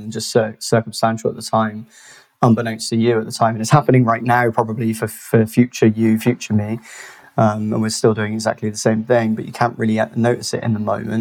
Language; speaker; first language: English; native; English